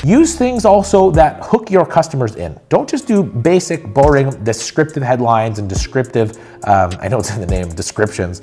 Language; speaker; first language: English; native; English